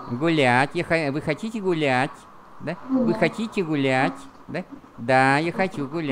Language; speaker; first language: Russian; non-native, fluent; Vietnamese